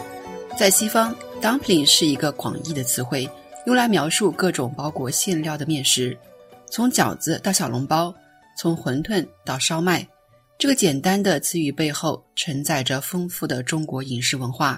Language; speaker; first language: Chinese; native; Chinese